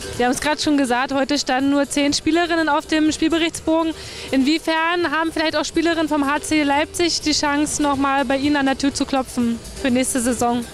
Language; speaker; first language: German; native; German